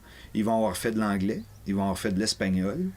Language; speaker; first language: French; native; French